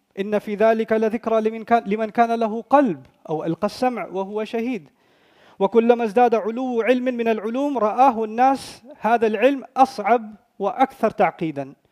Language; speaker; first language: Arabic; non-native, fluent; Urdu